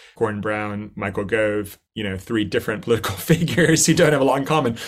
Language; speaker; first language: English; native; English